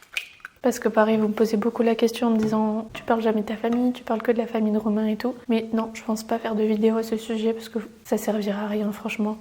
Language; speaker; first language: French; native; French